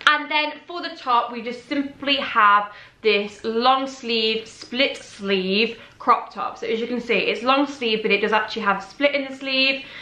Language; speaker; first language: English; native; English